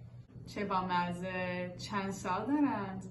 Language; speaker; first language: Persian; non-native, learner; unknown